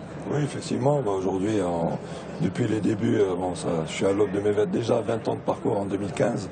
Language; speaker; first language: French; non-native, local second language; Arabic